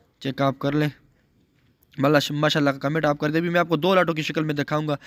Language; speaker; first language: Urdu; non-native, local second language; Punjabi